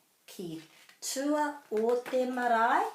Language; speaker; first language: Māori; non-native, fluent; English